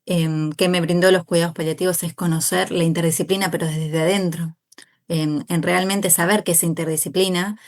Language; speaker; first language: Spanish; native; Spanish